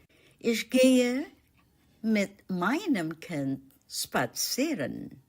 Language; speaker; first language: German; non-native, fluent; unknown